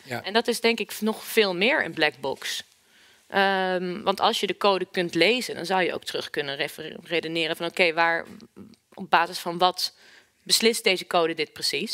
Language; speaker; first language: Dutch; native; Dutch